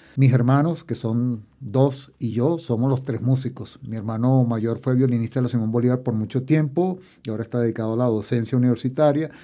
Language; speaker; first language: Spanish; native; Spanish